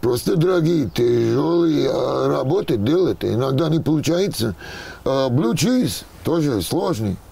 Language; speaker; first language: Russian; non-native, learner; English